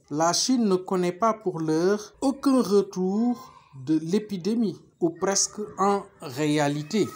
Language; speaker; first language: French; non-native, local second language; Wolof